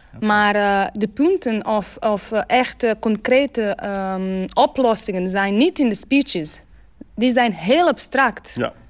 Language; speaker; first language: Dutch; non-native, learner; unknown